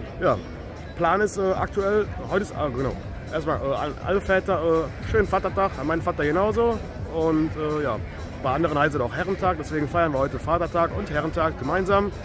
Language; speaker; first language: German; native; German